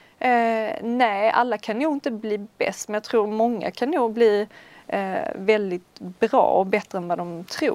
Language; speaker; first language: Swedish; native; Swedish